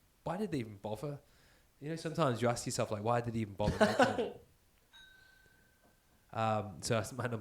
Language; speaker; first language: English; native; English